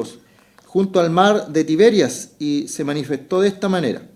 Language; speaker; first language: Spanish; native; Spanish